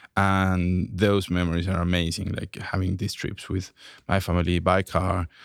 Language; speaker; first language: English; non-native, fluent; Spanish